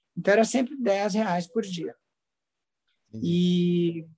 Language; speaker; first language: Portuguese; native; Portuguese